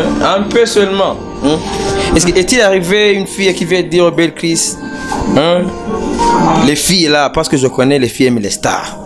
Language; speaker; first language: French; non-native, local second language; Rundi